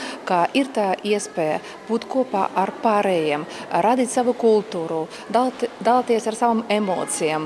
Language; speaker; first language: Latvian; non-native, local second language; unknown